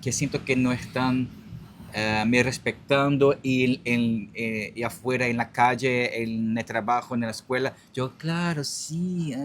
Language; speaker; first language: Spanish; non-native, learner; Portuguese